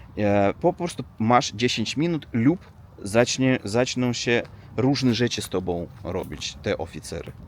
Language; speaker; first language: Polish; non-native, learner; Russian